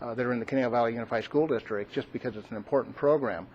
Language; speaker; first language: English; native; English